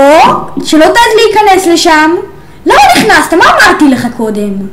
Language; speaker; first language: Hebrew; native; Hebrew